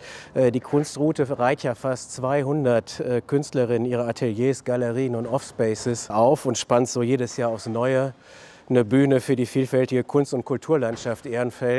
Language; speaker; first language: German; native; German